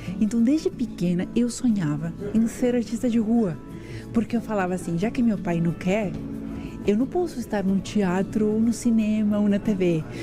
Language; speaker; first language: Portuguese; non-native, fluent; Spanish